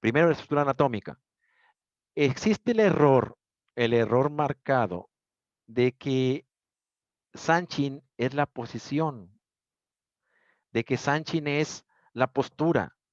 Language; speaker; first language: Spanish; native; Spanish